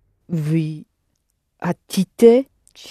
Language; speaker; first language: Russian; non-native, learner; English